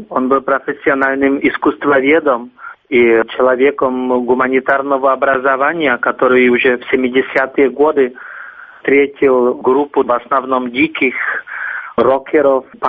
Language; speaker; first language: Russian; non-native, fluent; Czech